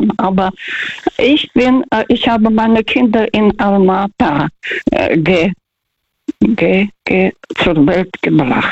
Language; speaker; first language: German; non-native, learner; Russian